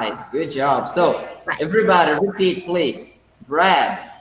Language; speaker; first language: English; non-native, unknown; Portuguese